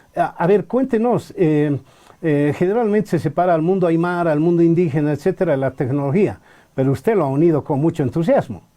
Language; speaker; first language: Spanish; native; Spanish